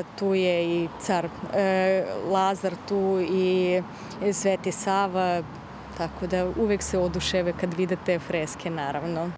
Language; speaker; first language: Serbian; non-native, fluent; Russian